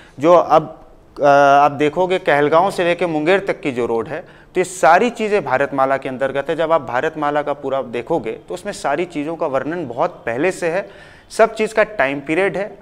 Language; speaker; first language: Hindi; native; Hindi